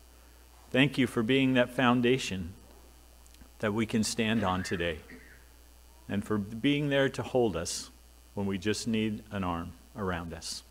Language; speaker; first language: English; native; English